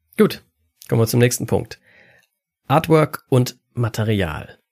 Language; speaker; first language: German; native; German